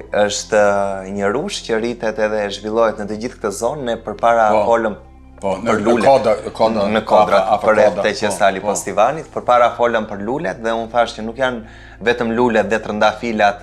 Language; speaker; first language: Albanian; native; Albanian